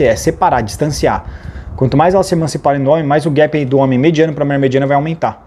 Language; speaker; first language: Portuguese; native; Portuguese